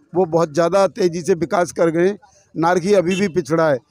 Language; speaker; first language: Hindi; native; Hindi